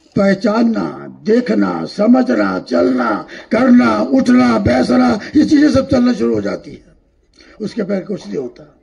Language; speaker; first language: Hindi; non-native, local second language; Marathi